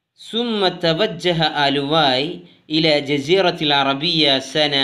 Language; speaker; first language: Arabic; non-native, fluent; Malayalam